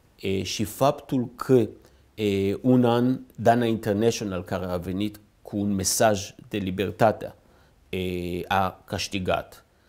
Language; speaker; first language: Romanian; early bilingual, heritage; Hebrew